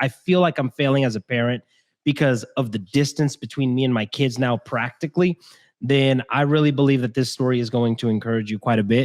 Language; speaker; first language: English; native; English